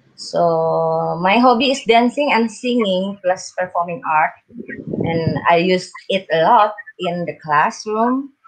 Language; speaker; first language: English; non-native, learner; Indonesian